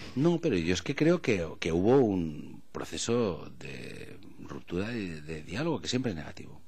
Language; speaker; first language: Spanish; non-native, local second language; Catalan